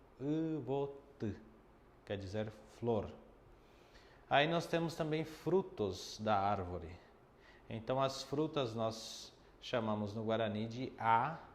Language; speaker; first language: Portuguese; non-native, fluent; Guarani